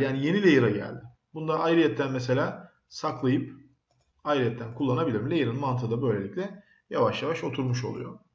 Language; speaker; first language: Turkish; native; Turkish